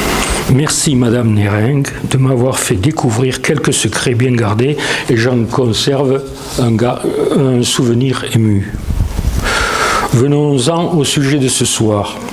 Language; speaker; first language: French; native; French